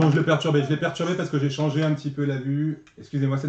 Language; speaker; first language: French; native; French